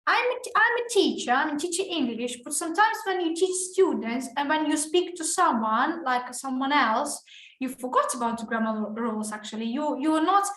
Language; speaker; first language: English; non-native, fluent; Ukrainian